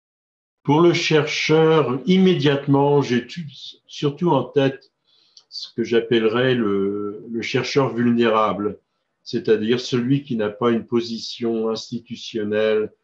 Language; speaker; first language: French; native; French